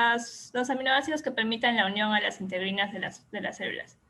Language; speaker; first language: Spanish; native; Spanish